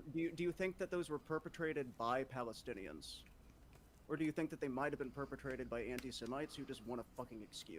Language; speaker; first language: English; native; English